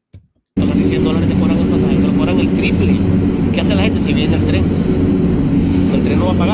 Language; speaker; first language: Spanish; native; Spanish